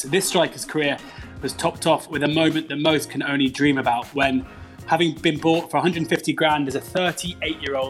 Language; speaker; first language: English; native; English